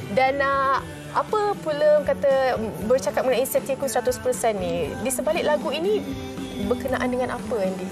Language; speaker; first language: Malay; native; Malay